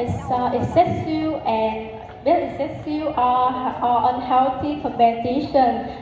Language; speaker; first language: English; non-native, learner; Vietnamese